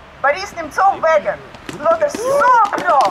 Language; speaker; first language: Swedish; non-native, learner; Russian